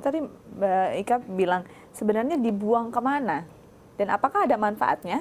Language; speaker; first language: Indonesian; native; Indonesian